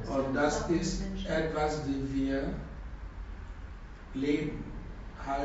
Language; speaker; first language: German; non-native, learner; Russian